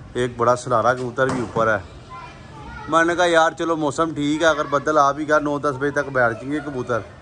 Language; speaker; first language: Urdu; non-native, local second language; Punjabi